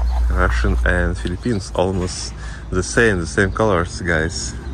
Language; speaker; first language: English; non-native, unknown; Russian